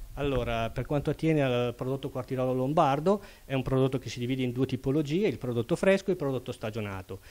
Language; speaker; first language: Italian; native; Italian